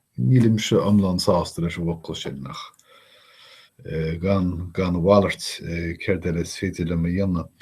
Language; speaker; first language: Irish; non-native, fluent; English